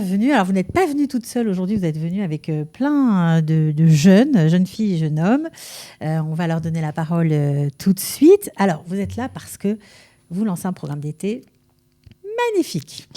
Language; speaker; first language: French; native; French